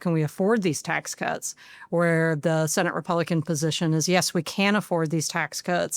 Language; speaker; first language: English; native; English